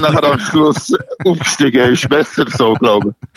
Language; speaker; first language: German; non-native, local second language; French